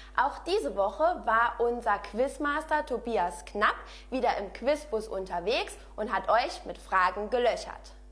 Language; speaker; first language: German; native; German